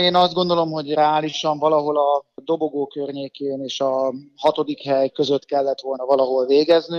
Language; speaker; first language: Hungarian; native; Hungarian